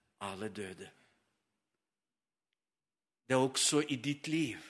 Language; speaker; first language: Norwegian; non-native, fluent; Ukrainian